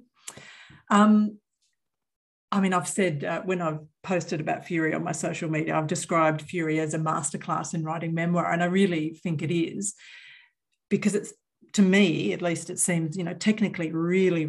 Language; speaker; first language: English; native; English